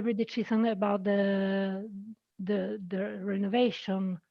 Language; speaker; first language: English; non-native, learner; Italian